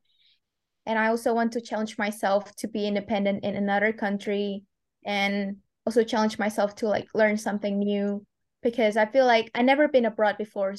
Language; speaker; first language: English; non-native, fluent; Indonesian